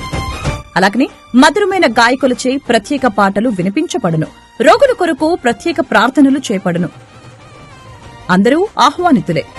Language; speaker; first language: Telugu; native; Telugu